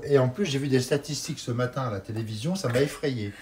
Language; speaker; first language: French; native; French